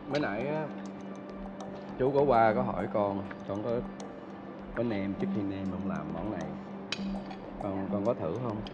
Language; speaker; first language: Vietnamese; early bilingual, heritage; Vietnamese